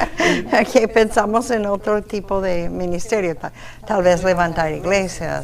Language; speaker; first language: Spanish; non-native, fluent; English